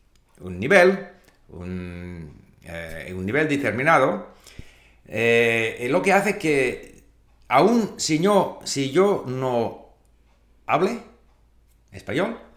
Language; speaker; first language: Spanish; non-native, fluent; English